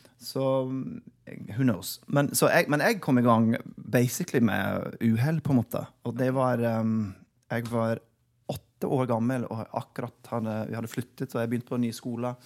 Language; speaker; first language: Norwegian; non-native, fluent; English